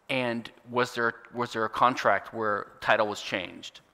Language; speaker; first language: English; native; English